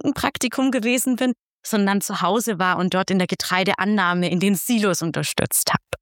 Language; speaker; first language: German; native; German